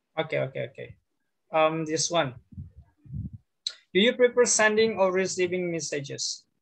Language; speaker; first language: English; non-native, fluent; Indonesian